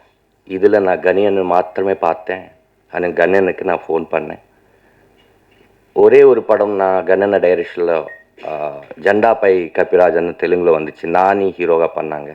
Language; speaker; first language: Tamil; non-native, learner; Telugu